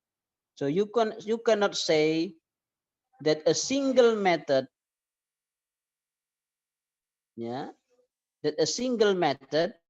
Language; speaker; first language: English; non-native, fluent; Indonesian